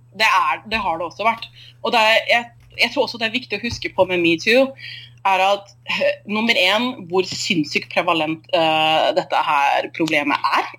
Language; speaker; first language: Norwegian; native; Norwegian